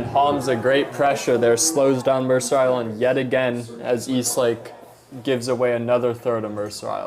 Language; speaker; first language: English; native; English